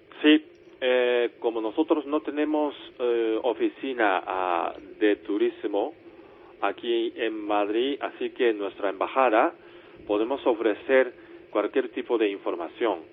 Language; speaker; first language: Spanish; non-native, fluent; Japanese